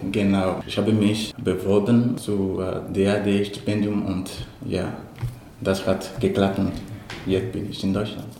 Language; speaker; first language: German; non-native, learner; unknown